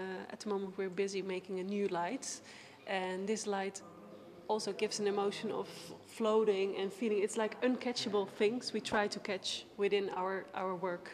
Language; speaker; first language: English; non-native, fluent; Dutch